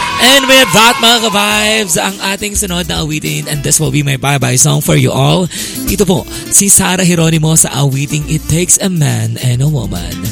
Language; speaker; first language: Filipino; native; Filipino